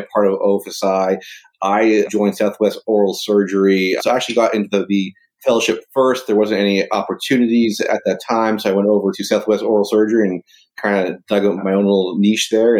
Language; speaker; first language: English; native; English